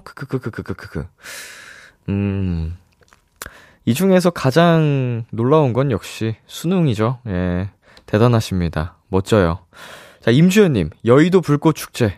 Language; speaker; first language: Korean; native; Korean